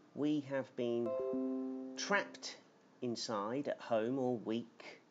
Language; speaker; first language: English; native; English